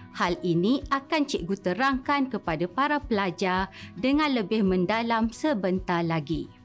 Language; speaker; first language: Malay; native; Malay